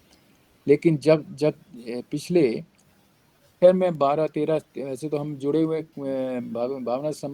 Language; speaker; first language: Hindi; native; Hindi